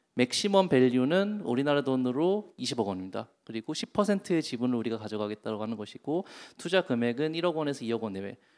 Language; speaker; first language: Korean; native; Korean